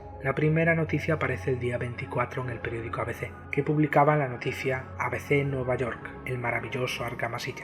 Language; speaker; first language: Spanish; native; Spanish